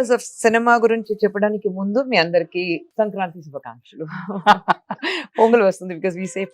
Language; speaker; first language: Telugu; non-native, fluent; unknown